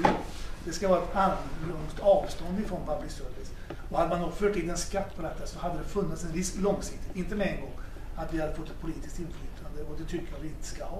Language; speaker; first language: Swedish; native; Swedish